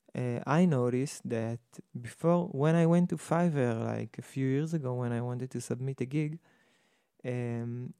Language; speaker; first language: English; non-native, fluent; Hebrew